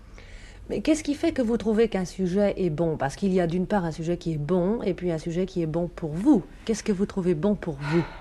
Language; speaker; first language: French; native; French